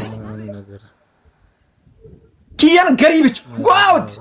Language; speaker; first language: English; non-native, learner; Amharic